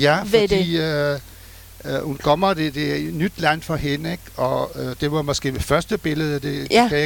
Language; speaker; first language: Danish; non-native, fluent; French